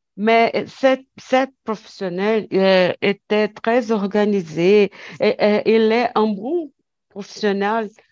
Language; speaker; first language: French; non-native, learner; Portuguese